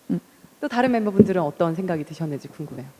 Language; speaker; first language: Korean; native; Korean